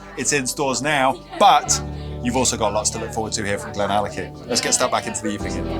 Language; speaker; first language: English; native; English